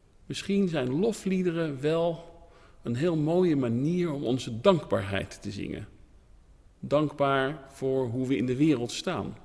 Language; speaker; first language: Dutch; native; Dutch